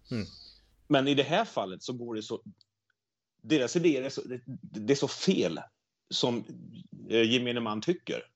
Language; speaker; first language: Swedish; native; Swedish